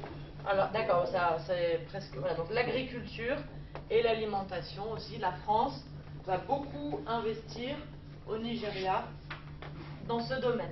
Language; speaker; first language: French; native; French